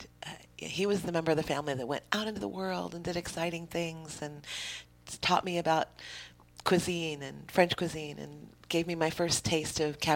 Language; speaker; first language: English; native; English